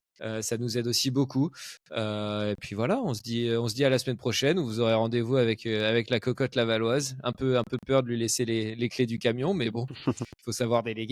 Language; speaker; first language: French; native; French